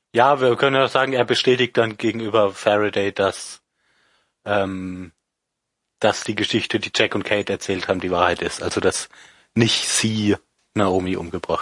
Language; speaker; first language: German; native; German